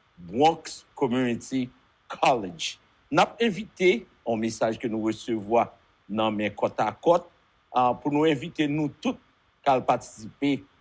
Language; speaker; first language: Haitian Creole; native; Haitian Creole